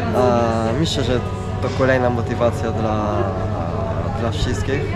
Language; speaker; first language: Polish; non-native, fluent; Italian